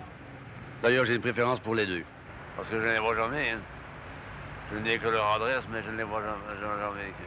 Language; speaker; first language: French; native; French